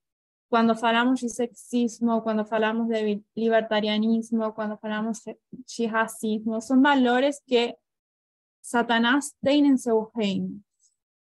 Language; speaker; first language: Portuguese; non-native, fluent; Spanish